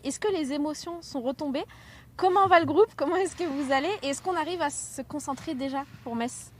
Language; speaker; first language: French; native; French